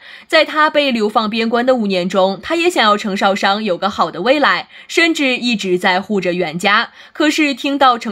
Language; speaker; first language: Chinese; native; Chinese